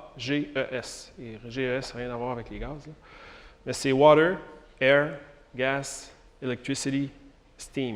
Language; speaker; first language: French; native; French